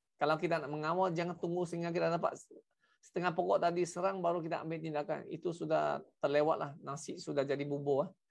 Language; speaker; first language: Malay; non-native, local second language; Chinese